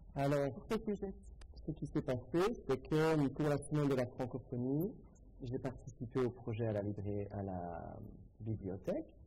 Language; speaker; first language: French; native; French